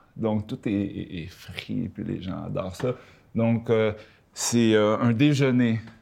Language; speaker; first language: French; early bilingual, other home language; Spanish